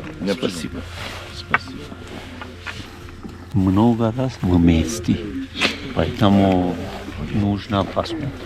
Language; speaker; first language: Russian; non-native, learner; Persian